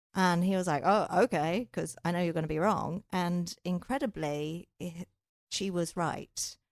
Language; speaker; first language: English; native; English